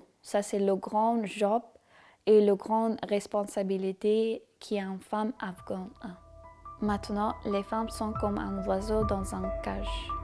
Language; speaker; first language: French; non-native, learner; Persian